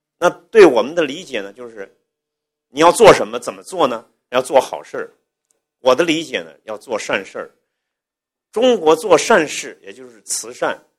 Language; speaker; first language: Chinese; native; Chinese